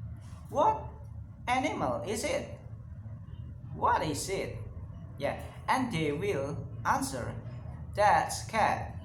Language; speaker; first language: English; non-native, learner; Indonesian